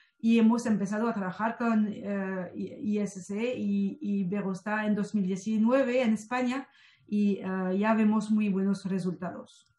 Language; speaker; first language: Spanish; non-native, fluent; French